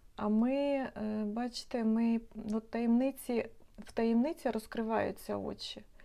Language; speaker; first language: Ukrainian; non-native, local second language; Russian